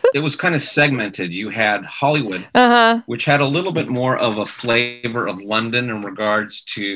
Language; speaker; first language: English; native; English